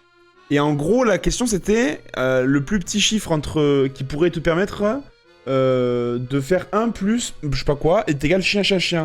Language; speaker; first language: French; native; French